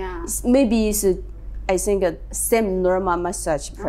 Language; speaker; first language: English; non-native, learner; Chinese